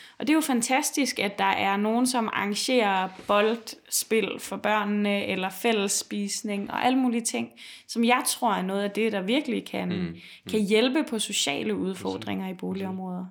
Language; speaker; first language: Danish; native; Danish